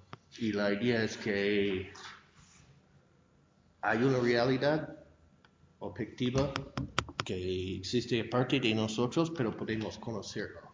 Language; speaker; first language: Spanish; non-native, fluent; English